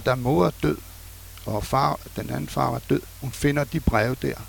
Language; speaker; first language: Danish; non-native, fluent; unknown